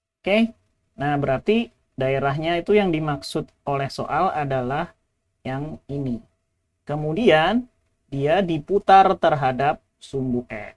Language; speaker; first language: Indonesian; native; Indonesian